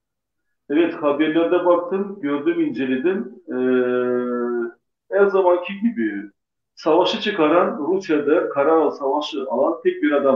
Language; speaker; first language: Turkish; non-native, local second language; Gagauz